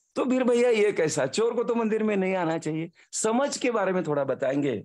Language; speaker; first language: Hindi; non-native, local second language; Marathi